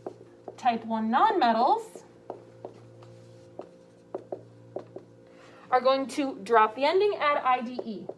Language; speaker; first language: English; native; English